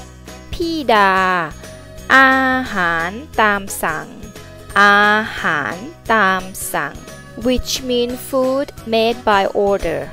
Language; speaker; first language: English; non-native, fluent; Thai